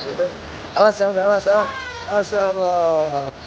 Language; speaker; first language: Indonesian; native; Indonesian